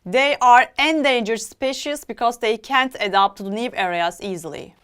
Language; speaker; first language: English; non-native, fluent; Turkish